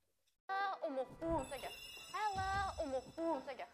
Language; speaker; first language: Korean; native; Korean